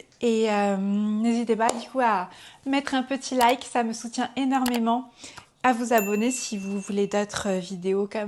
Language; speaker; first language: French; native; French